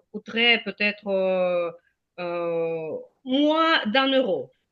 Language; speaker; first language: French; non-native, fluent; Ukrainian